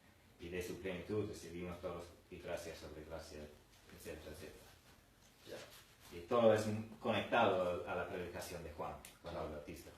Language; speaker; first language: Spanish; non-native, fluent; English